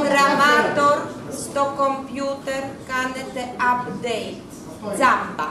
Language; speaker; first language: Greek; non-native, learner; Russian